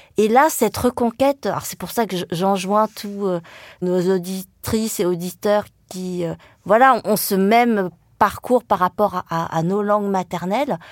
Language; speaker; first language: French; early bilingual, other home language; Vietnamese